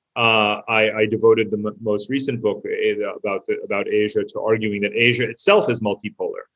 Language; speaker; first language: English; native; English